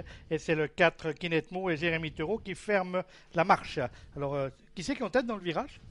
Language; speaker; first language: French; native; French